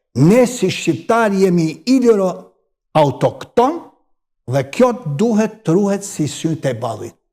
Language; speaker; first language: Albanian; native; Albanian